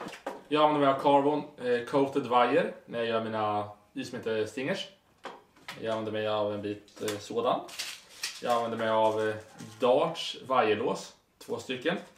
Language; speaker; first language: Swedish; native; Swedish